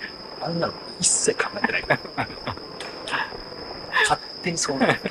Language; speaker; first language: Japanese; native; Japanese